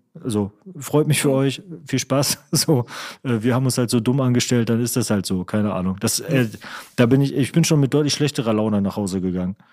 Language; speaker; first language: German; native; German